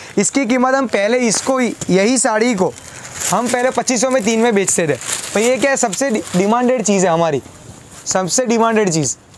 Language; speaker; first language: Hindi; non-native, local second language; Gujarati